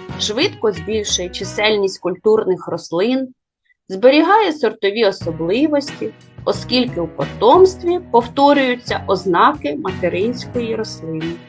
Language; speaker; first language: Ukrainian; native; Ukrainian